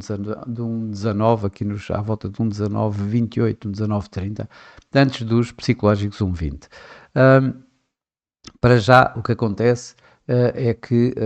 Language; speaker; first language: Portuguese; native; Portuguese